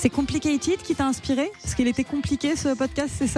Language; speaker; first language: French; native; French